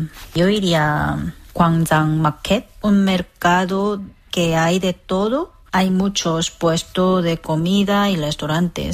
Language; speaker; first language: Spanish; non-native, fluent; Korean